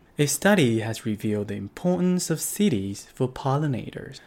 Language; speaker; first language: English; non-native, fluent; Chinese